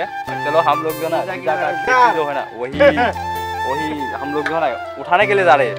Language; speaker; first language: Hindi; non-native, local second language; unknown